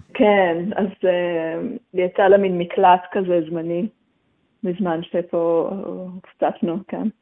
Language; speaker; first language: Hebrew; native; Hebrew